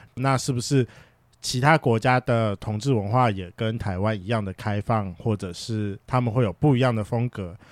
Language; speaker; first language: Chinese; native; Chinese